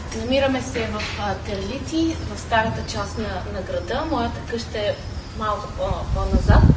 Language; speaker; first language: Bulgarian; native; Bulgarian